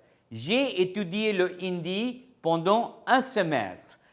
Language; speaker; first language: French; non-native, fluent; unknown